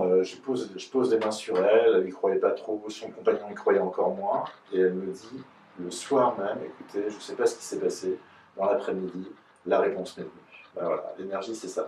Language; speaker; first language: French; native; French